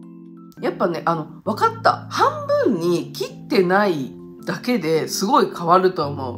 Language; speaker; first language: Japanese; native; Japanese